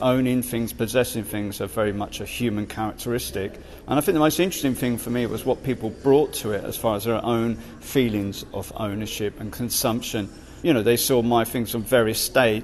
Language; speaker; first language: English; native; English